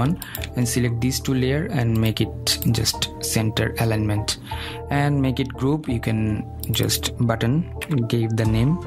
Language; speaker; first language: English; non-native, fluent; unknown